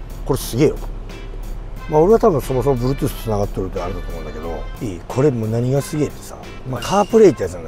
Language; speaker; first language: Japanese; native; Japanese